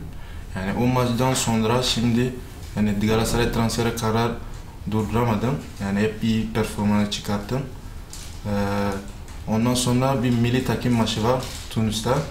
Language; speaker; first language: Turkish; non-native, fluent; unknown